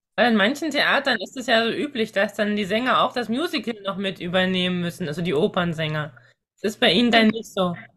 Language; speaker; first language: German; native; German